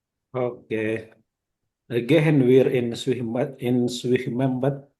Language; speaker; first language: German; non-native, learner; Indonesian